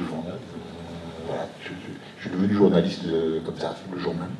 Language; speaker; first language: French; native; French